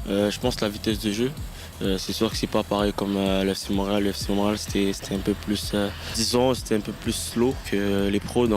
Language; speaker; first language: French; native; French